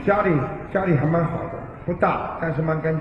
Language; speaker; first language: Chinese; native; Chinese